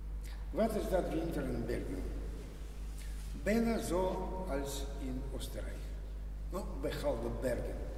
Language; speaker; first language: Dutch; non-native, learner; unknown